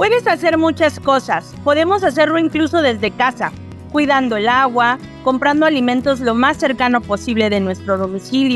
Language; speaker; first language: Spanish; native; Spanish